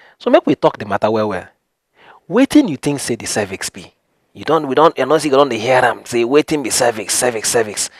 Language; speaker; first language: Nigerian Pidgin; non-native, local second language; Igbo